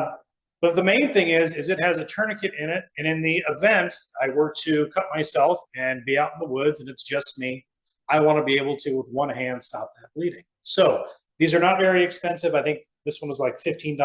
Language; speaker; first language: English; native; English